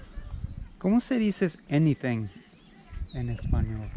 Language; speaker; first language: Spanish; non-native, learner; English